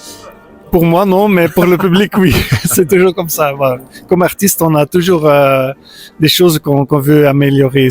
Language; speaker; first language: French; non-native, local second language; Dutch